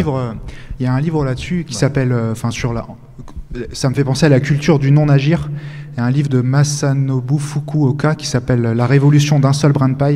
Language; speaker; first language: French; native; French